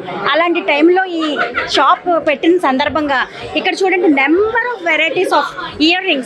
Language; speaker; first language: Telugu; native; Telugu